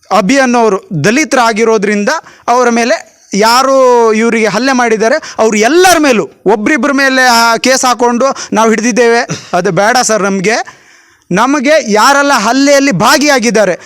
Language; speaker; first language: Kannada; native; Kannada